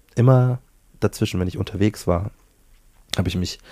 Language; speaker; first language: German; native; German